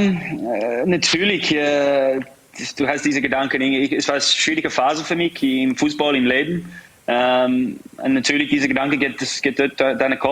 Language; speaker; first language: German; non-native, fluent; English